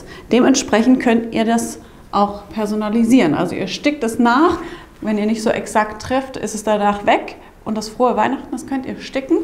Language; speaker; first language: German; native; German